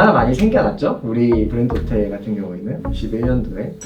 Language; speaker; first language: Korean; native; Korean